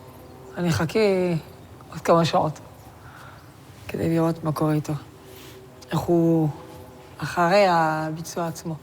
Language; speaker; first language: Hebrew; non-native, fluent; French